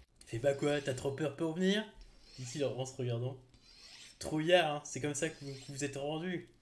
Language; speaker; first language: French; native; French